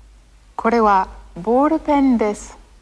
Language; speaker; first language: Japanese; non-native, fluent; English